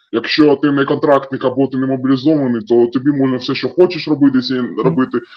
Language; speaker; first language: Ukrainian; non-native, local second language; Russian